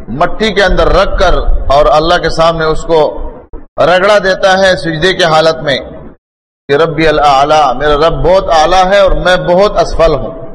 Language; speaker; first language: Urdu; non-native, local second language; Pashto